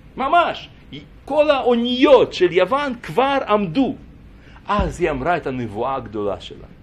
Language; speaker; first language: Hebrew; non-native, fluent; Russian